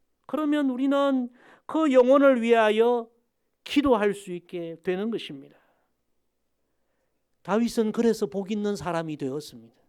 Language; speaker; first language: Korean; native; Korean